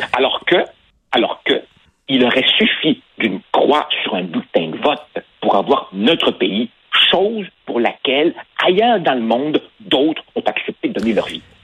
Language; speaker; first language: French; early bilingual, other home language; Spanish